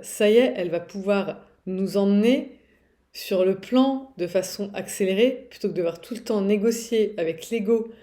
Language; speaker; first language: French; native; French